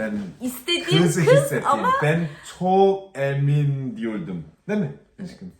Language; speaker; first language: Turkish; non-native, learner; Korean